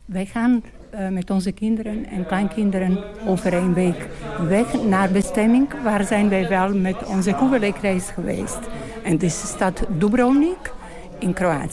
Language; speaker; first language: Dutch; non-native, learner; Bosnian